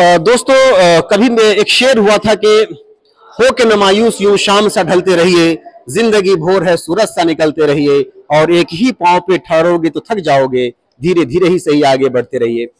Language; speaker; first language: Hindi; native; Hindi